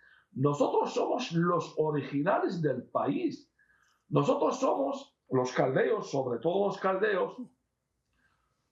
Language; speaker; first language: Spanish; non-native, fluent; Arabic